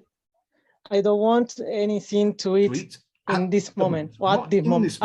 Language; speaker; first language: English; non-native, learner; Spanish